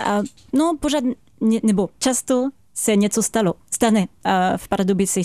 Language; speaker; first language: Czech; non-native, fluent; French